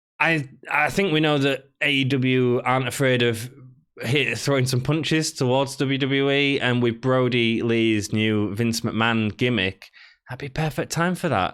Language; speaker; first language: English; native; English